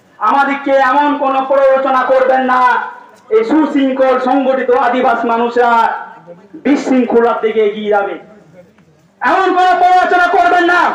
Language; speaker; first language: Bangla; non-native, local second language; Santali